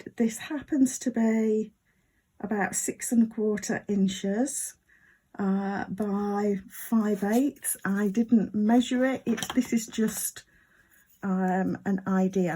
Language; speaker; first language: English; native; English